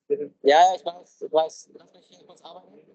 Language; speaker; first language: German; native; German